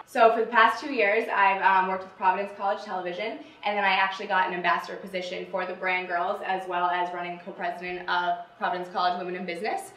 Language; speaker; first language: English; native; English